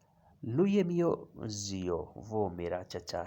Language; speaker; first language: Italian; non-native, learner; Urdu